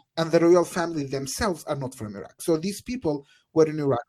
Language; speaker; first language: English; non-native, fluent; Arabic